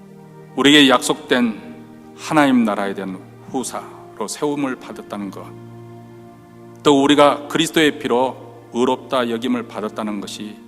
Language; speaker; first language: Korean; native; Korean